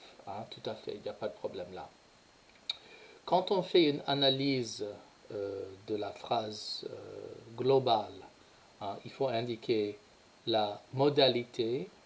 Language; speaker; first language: French; non-native, fluent; English